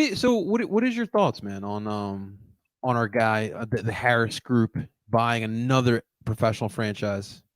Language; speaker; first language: English; native; English